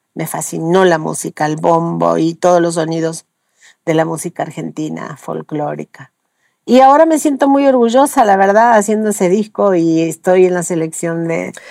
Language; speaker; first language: Spanish; native; Spanish